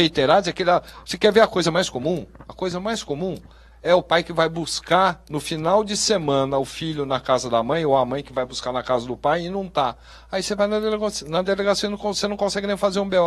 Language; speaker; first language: Portuguese; native; Portuguese